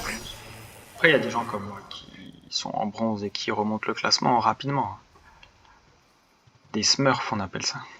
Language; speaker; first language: French; native; French